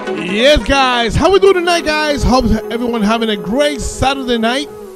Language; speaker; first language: English; native; English